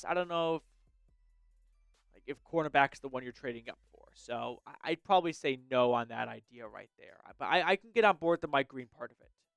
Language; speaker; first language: English; native; English